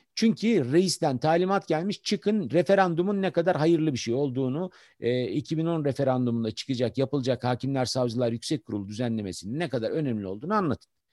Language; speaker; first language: Turkish; native; Turkish